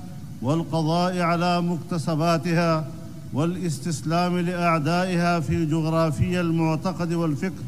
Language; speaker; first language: Arabic; non-native, fluent; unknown